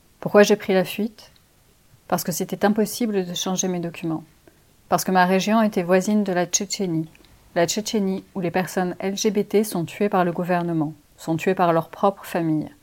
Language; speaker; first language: French; native; French